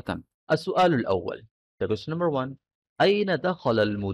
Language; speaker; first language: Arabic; non-native, fluent; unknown